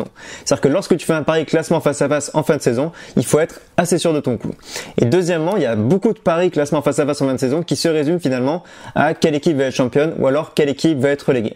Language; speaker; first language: French; native; French